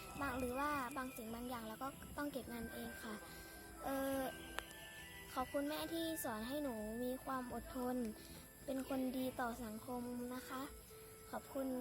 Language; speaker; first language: Thai; native; Thai